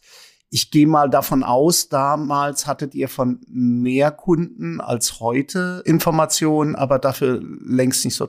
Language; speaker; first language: German; native; German